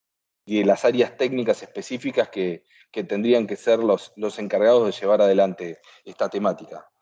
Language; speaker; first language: Spanish; native; Spanish